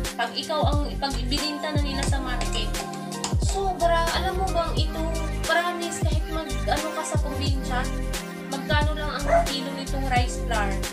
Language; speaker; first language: Filipino; non-native, local second language; Cebuano